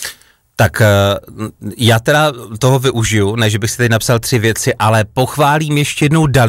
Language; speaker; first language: Czech; native; Czech